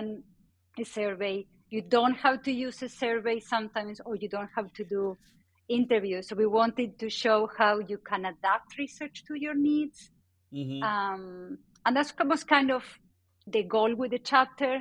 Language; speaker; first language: English; non-native, fluent; Spanish